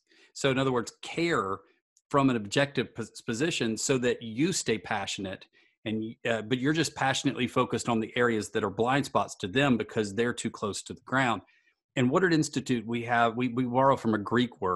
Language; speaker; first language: English; native; English